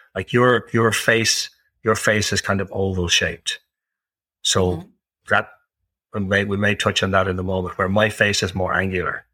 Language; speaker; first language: English; native; English